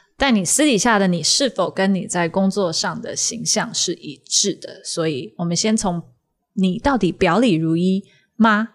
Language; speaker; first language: Chinese; native; Chinese